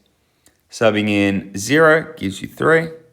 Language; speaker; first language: English; native; English